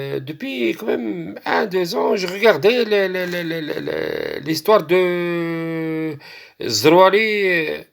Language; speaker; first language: French; non-native, local second language; Arabic